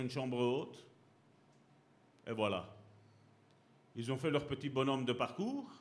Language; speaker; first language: French; native; French